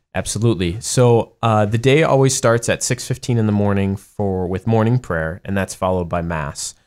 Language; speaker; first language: English; native; English